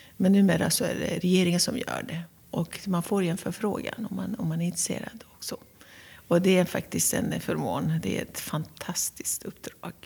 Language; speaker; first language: Swedish; non-native, fluent; Persian